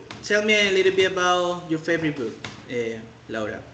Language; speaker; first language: English; non-native, fluent; Spanish